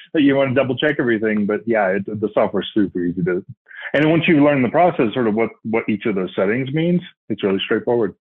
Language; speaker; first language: English; native; English